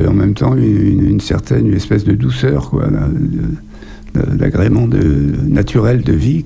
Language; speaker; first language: French; native; French